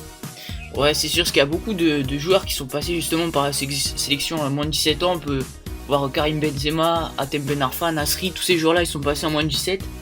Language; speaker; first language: French; native; French